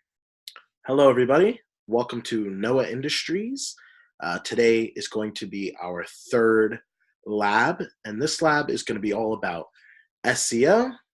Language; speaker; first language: English; native; English